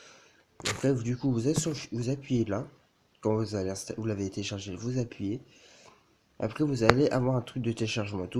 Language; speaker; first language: French; native; French